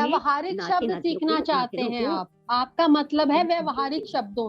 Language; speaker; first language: Hindi; native; Hindi